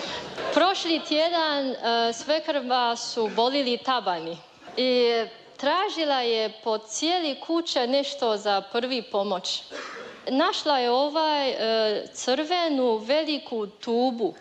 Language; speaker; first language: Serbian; non-native, learner; Chinese